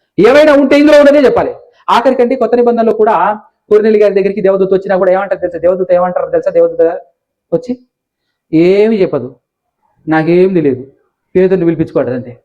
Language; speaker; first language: Telugu; non-native, local second language; Lambadi